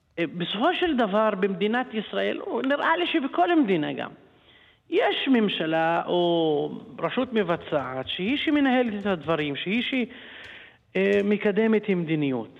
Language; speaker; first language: Hebrew; non-native, local second language; Arabic